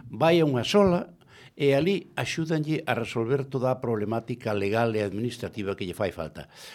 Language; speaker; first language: Galician; native; Galician